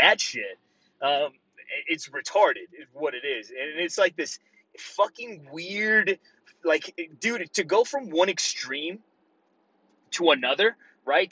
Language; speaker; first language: English; early bilingual, other home language; Spanish